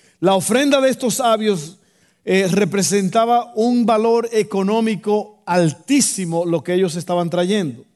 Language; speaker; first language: Spanish; native; Spanish